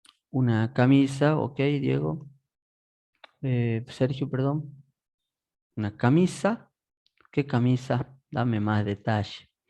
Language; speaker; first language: Spanish; native; Spanish